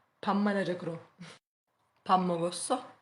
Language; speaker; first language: Korean; non-native, learner; Turkish